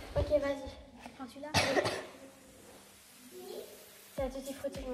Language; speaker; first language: French; native; French